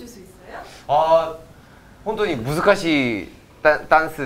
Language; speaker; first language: Japanese; non-native, learner; Korean